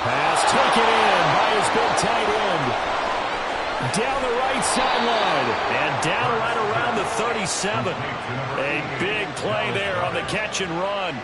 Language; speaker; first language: English; native; English